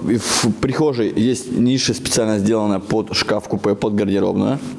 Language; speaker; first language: Russian; native; Russian